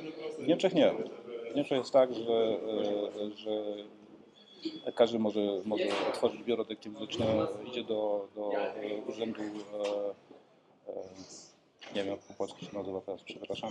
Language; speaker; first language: Polish; early bilingual, heritage; Polish